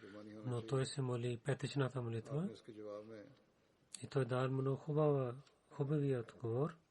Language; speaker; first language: Bulgarian; non-native, learner; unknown